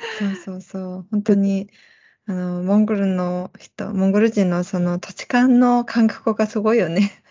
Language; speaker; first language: Japanese; non-native, fluent; Mongolian